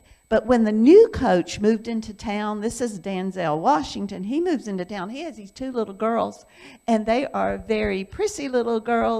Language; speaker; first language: English; native; English